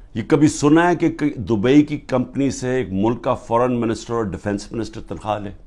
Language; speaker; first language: Urdu; native; Urdu